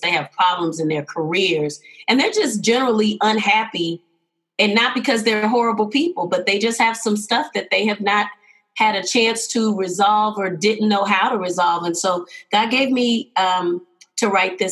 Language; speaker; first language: English; native; English